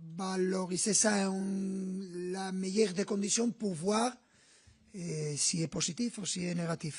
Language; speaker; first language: French; non-native, learner; Spanish